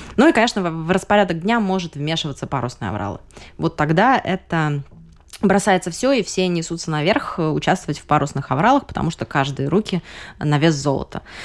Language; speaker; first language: Russian; native; Russian